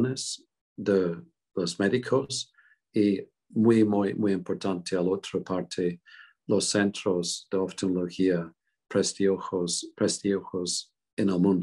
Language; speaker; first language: Spanish; non-native, fluent; English